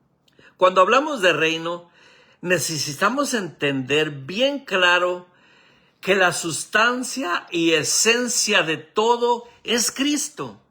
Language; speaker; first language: Spanish; native; Spanish